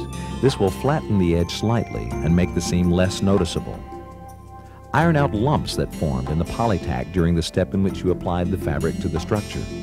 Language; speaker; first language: English; native; English